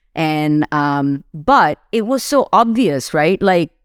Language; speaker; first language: English; non-native, local second language; Urdu